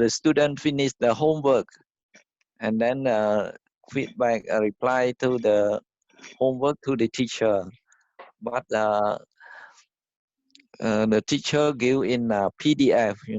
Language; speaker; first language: English; non-native, learner; Khmer